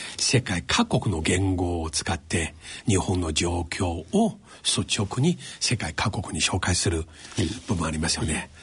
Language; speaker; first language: Japanese; non-native, fluent; Chinese